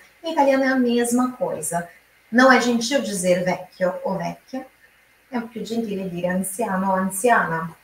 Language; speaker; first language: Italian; non-native, fluent; Portuguese